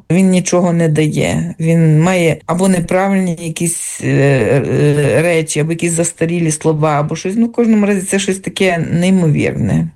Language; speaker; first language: Ukrainian; native; Ukrainian